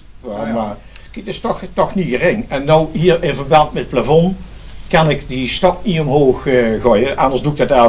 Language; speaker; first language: Dutch; native; Dutch